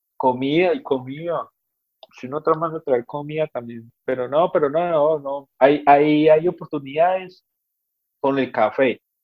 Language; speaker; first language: Spanish; native; Spanish